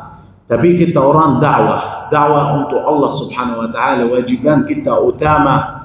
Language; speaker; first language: Indonesian; non-native, fluent; Arabic